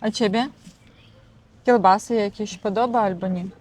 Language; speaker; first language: Polish; non-native, learner; Russian